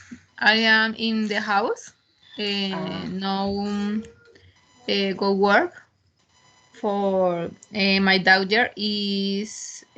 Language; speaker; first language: English; non-native, learner; Spanish